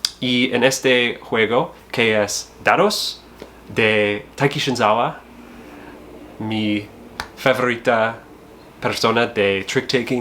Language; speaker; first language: Spanish; non-native, learner; English